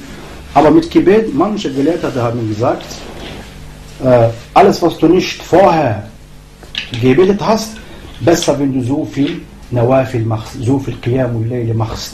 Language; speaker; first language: German; non-native, fluent; Arabic